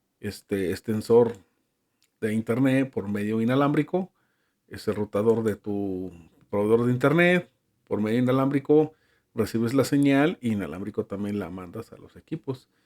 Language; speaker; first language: Spanish; native; Spanish